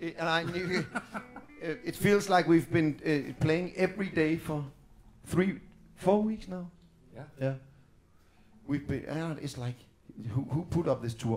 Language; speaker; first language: English; non-native, fluent; Danish